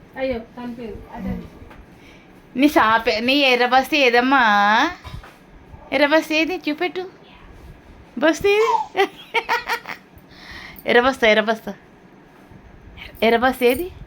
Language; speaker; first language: Telugu; native; Telugu